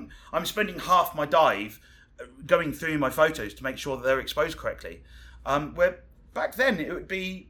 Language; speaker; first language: English; native; English